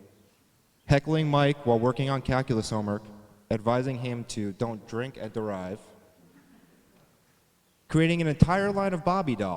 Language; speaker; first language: English; native; English